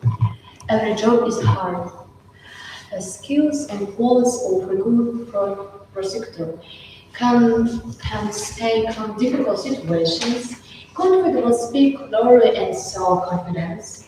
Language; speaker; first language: English; non-native, learner; Russian